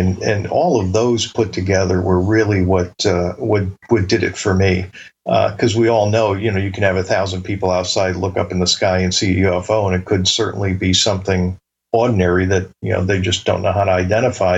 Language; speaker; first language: English; native; English